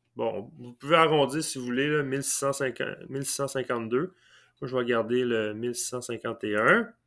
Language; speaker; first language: French; native; French